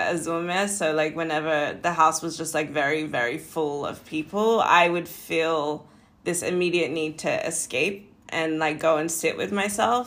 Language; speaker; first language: English; native; English